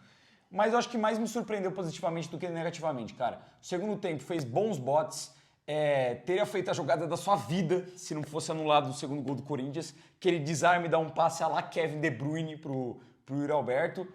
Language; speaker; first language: Portuguese; native; Portuguese